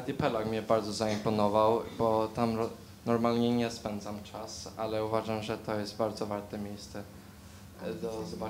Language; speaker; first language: Polish; early bilingual, heritage; Polish